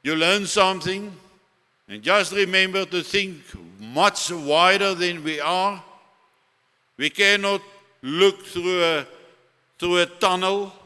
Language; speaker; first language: English; non-native, local second language; Afrikaans